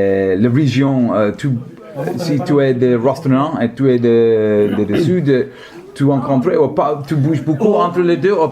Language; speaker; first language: French; non-native, learner; English